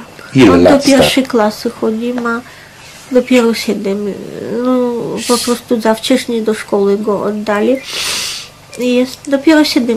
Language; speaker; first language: Polish; non-native, fluent; Russian